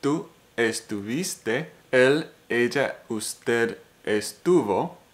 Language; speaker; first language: Spanish; non-native, learner; English